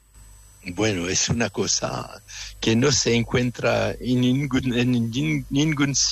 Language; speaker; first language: Spanish; non-native, fluent; French